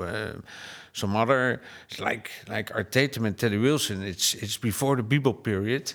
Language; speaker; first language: English; non-native, fluent; Dutch